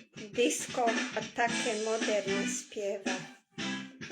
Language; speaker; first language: Slovak; non-native, local second language; Hungarian